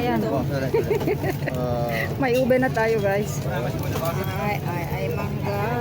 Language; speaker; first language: Filipino; non-native, local second language; Cebuano